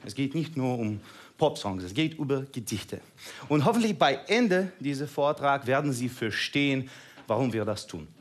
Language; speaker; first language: German; non-native, fluent; Russian